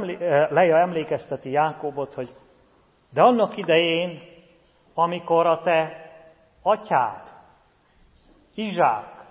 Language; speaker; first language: Hungarian; native; Hungarian